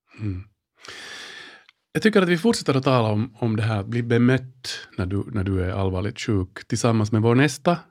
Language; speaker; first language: Swedish; native; Swedish